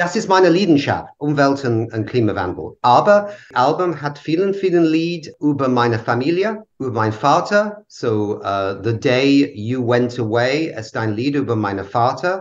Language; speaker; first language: German; non-native, learner; English